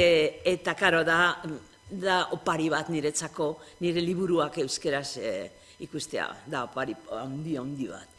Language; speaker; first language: Basque; non-native, local second language; Spanish